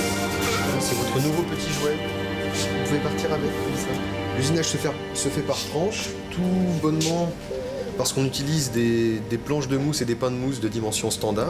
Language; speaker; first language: French; native; French